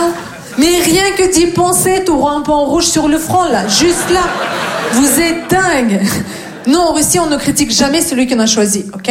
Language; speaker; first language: French; non-native, fluent; Russian